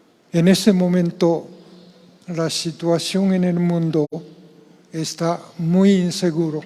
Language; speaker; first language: Spanish; non-native, fluent; Japanese